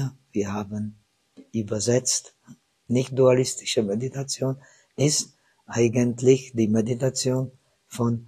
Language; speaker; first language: German; non-native, fluent; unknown